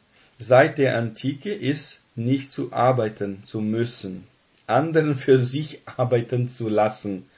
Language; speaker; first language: German; non-native, fluent; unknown